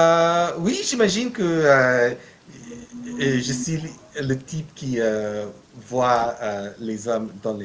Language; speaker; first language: French; non-native, learner; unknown